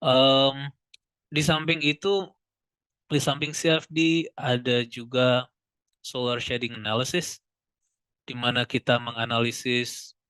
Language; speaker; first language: Indonesian; native; Indonesian